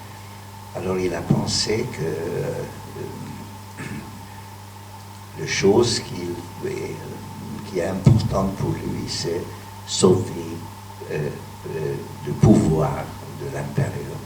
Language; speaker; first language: French; non-native, fluent; Hungarian